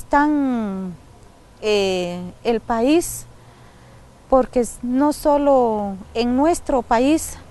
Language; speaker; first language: Spanish; non-native, learner; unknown